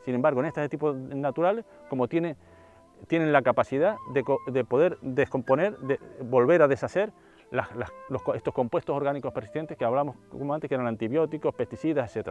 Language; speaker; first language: Spanish; native; Spanish